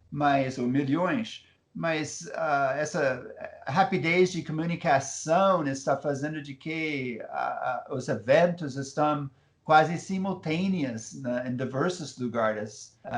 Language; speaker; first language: Portuguese; non-native, fluent; English